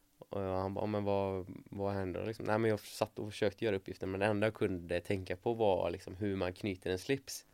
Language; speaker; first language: Swedish; native; Swedish